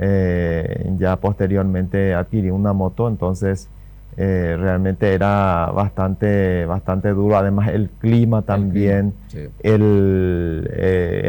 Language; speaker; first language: Spanish; native; Spanish